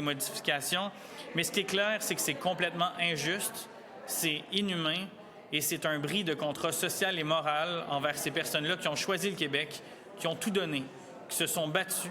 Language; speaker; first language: French; native; French